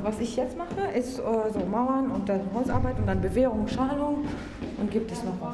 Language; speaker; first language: German; non-native, learner; Arabic